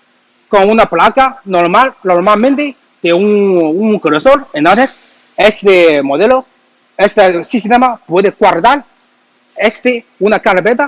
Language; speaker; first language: Spanish; non-native, learner; Chinese